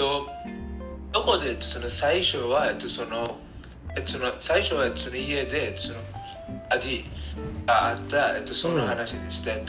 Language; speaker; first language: Japanese; non-native, learner; Bangla